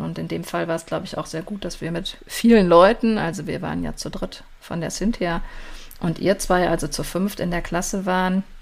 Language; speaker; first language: German; native; German